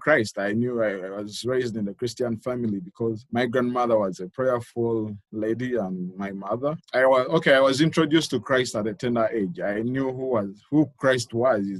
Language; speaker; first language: English; non-native, local second language; Ganda